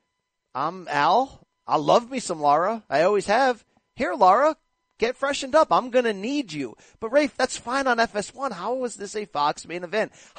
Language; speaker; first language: English; native; English